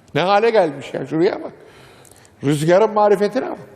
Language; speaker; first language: Turkish; native; Turkish